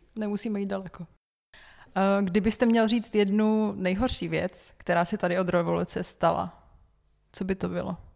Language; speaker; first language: Czech; native; Czech